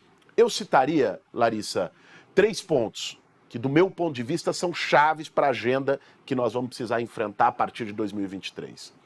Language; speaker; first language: Portuguese; native; Portuguese